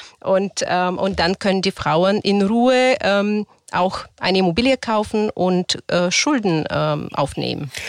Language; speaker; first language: German; non-native, fluent; Bulgarian